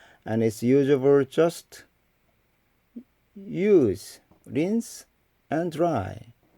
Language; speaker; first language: English; non-native, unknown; Korean